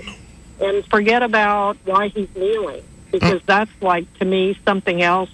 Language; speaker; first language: English; native; English